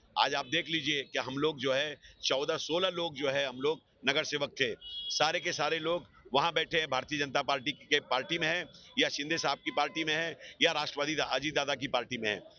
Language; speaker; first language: Hindi; native; Hindi